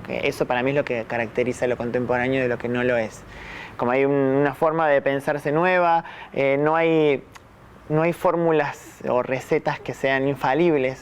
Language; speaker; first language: Spanish; native; Spanish